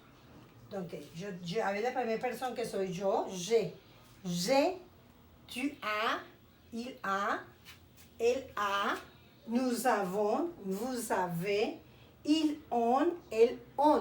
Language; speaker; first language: French; non-native, fluent; Spanish